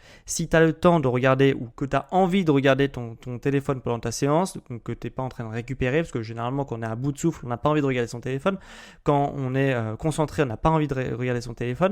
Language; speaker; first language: French; native; French